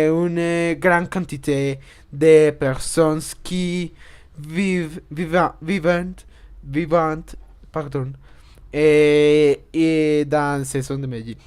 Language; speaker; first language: French; non-native, learner; Spanish